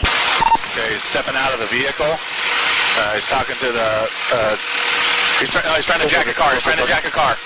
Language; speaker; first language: English; native; English